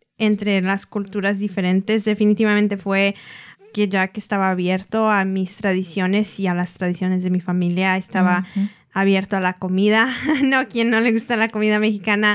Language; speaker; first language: Spanish; early bilingual, heritage; Spanish